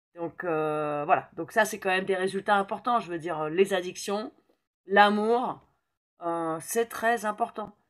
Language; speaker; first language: French; native; French